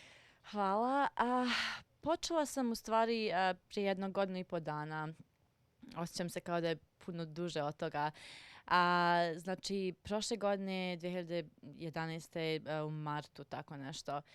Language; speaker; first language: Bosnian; early bilingual, heritage; Serbian